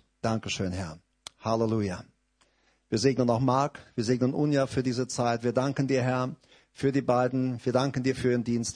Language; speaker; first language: German; native; German